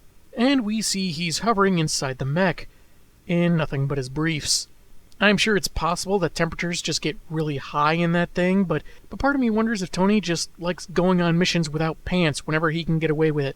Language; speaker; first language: English; native; English